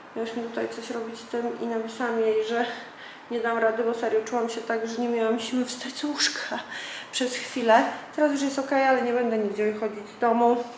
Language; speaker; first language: Polish; native; Polish